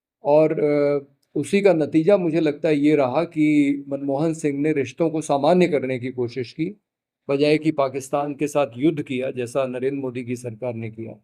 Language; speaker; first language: Hindi; native; Hindi